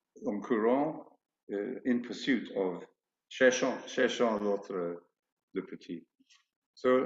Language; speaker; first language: French; non-native, fluent; English